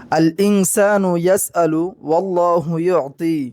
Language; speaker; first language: Arabic; non-native, learner; Bangla